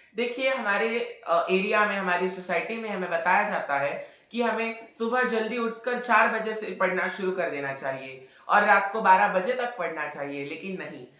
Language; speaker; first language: Hindi; non-native, local second language; Marathi